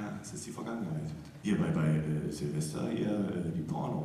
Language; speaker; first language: German; native; German